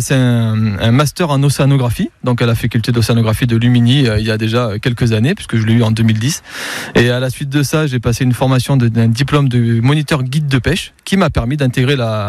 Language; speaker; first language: French; native; French